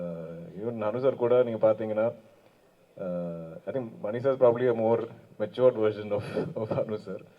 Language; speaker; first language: Tamil; non-native, local second language; Malayalam